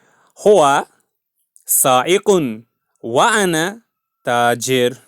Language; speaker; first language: Arabic; non-native, fluent; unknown